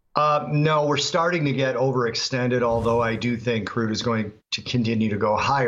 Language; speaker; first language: English; native; English